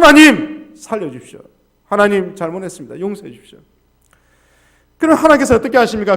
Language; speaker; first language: Korean; native; Korean